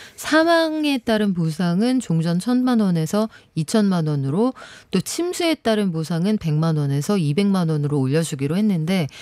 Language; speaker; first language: Korean; native; Korean